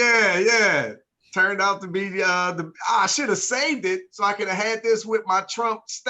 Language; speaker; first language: English; native; English